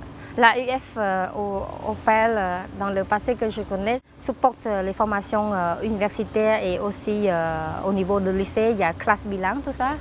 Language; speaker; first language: French; non-native, fluent; Khmer